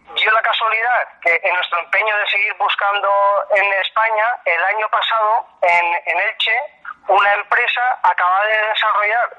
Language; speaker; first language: Spanish; native; Spanish